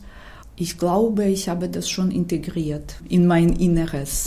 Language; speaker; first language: German; non-native, fluent; Ukrainian